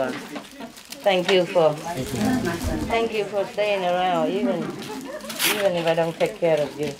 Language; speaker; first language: English; non-native, fluent; Vietnamese